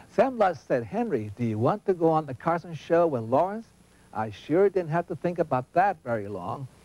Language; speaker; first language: English; native; English